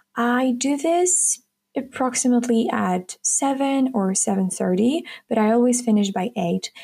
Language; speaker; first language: English; non-native, fluent; Ukrainian